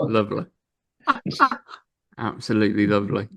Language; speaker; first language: English; native; English